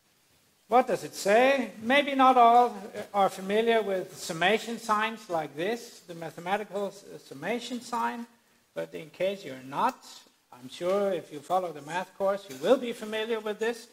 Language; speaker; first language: English; non-native, fluent; Danish